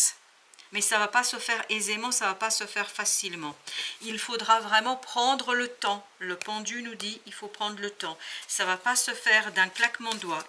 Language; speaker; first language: French; native; French